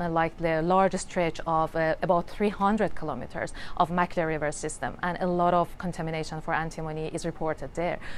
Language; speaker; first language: English; non-native, fluent; Persian